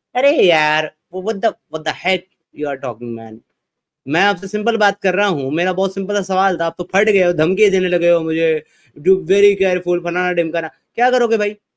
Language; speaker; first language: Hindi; native; Hindi